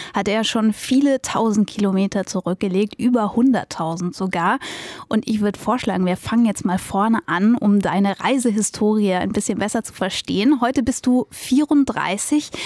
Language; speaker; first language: German; native; German